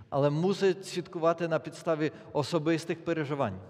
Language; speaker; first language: Polish; non-native, learner; Ukrainian